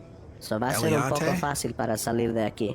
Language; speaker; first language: Spanish; early bilingual, heritage; Spanish